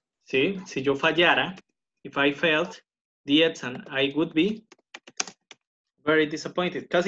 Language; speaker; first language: English; non-native, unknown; Spanish